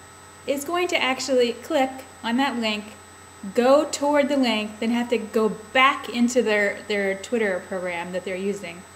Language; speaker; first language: English; native; English